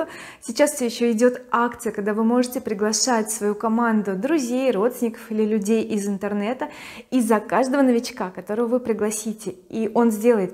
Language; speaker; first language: Russian; native; Russian